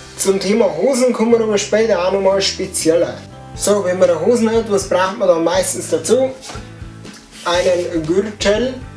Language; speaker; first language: German; native; German